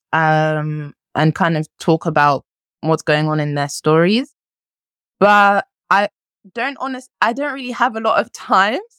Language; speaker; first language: English; early bilingual, other home language; French